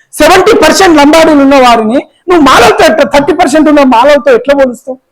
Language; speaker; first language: Telugu; non-native, local second language; Lambadi